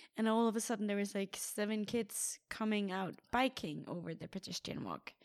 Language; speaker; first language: English; non-native, fluent; Danish